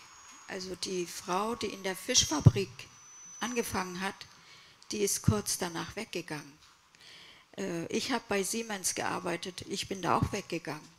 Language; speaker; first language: German; early bilingual, other home language; Kurdish